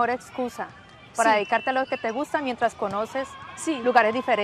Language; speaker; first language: Spanish; native; Spanish